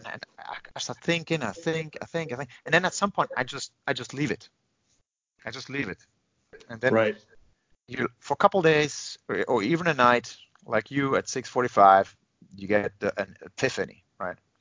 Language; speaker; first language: English; non-native, fluent; Finnish